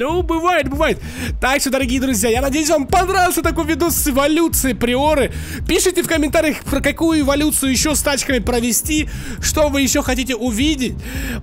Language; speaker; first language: Russian; native; Russian